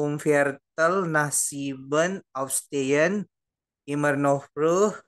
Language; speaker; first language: German; non-native, learner; Indonesian